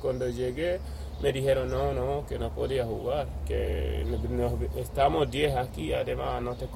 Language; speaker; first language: Spanish; non-native, fluent; Wolof